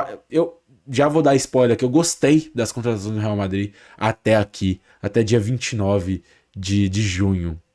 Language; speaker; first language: Portuguese; native; Portuguese